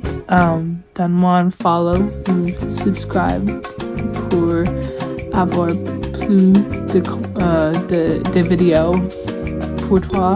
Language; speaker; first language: French; non-native, local second language; English